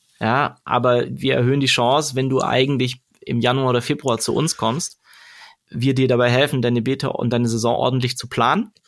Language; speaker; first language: German; native; German